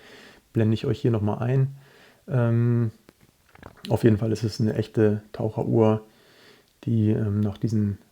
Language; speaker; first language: German; native; German